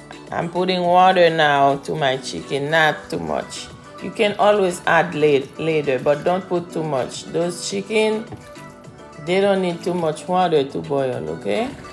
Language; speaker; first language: English; non-native, fluent; Haitian Creole